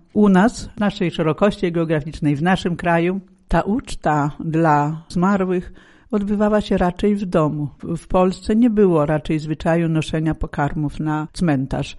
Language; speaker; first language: Polish; native; Polish